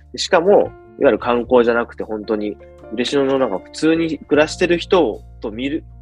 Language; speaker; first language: Japanese; native; Japanese